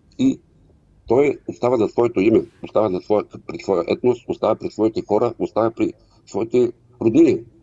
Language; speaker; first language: Bulgarian; non-native, local second language; Turkish